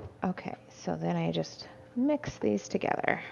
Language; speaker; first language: English; native; English